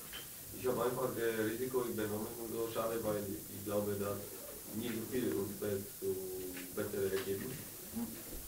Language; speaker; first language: German; non-native, learner; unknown